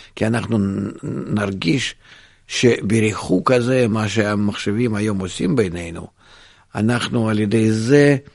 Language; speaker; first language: Hebrew; non-native, fluent; Russian